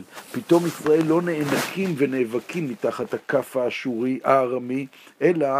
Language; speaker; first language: Hebrew; native; Hebrew